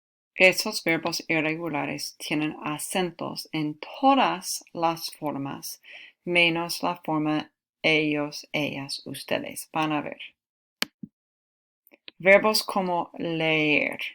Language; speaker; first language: Spanish; non-native, fluent; English